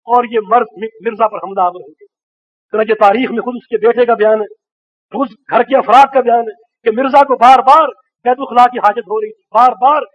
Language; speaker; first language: Urdu; native; Urdu